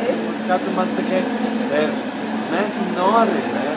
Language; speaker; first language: Lithuanian; non-native, learner; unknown